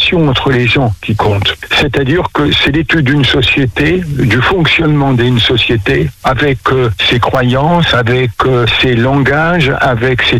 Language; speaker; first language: French; native; French